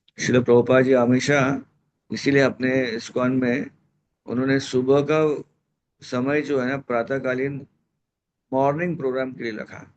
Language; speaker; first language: Hindi; non-native, local second language; Marathi